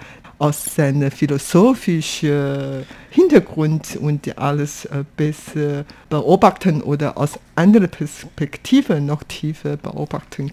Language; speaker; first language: German; non-native, fluent; Chinese